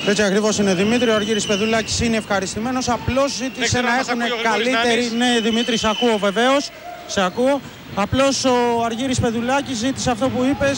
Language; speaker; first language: Greek; native; Greek